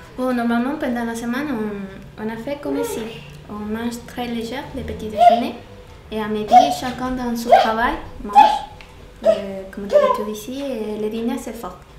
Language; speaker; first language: French; non-native, learner; Spanish